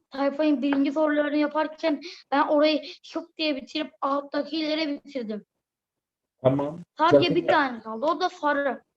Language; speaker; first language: Turkish; early bilingual, heritage; Turkish